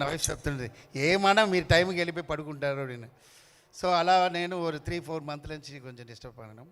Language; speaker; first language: Telugu; non-native, learner; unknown